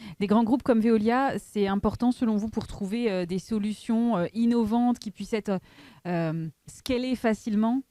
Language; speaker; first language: French; native; French